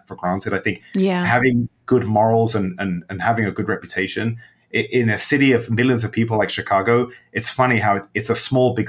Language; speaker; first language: English; native; English